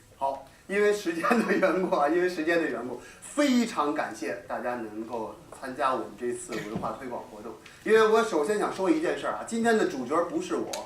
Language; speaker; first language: Chinese; native; Chinese